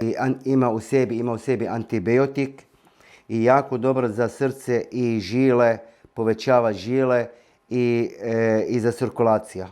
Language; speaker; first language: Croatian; non-native, fluent; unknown